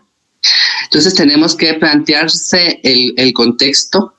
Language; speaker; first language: Spanish; native; Spanish